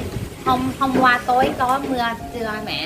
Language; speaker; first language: Vietnamese; non-native, learner; Thai